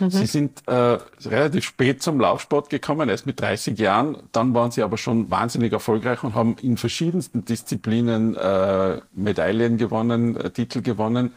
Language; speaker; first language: German; native; German